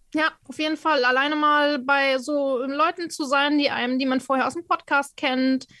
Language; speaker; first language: German; native; German